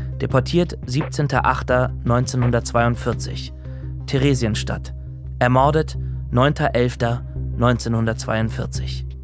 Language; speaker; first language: German; native; German